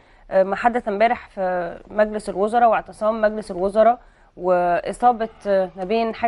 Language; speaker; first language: Arabic; native; Arabic